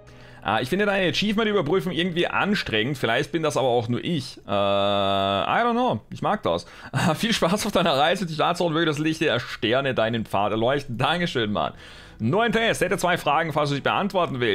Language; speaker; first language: German; native; German